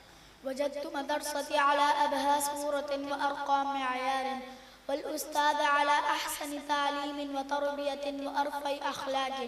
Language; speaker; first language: Arabic; non-native, learner; Urdu